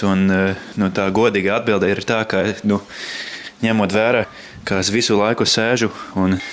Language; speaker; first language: Latvian; non-native, fluent; English